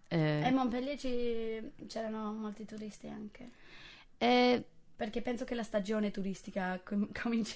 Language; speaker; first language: Italian; non-native, fluent; English